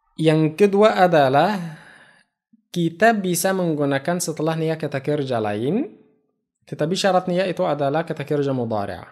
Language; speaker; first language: Indonesian; non-native, fluent; Arabic